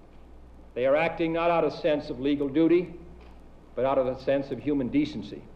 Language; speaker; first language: English; native; English